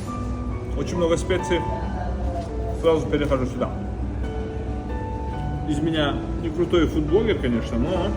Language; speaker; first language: Russian; non-native, local second language; Kyrgyz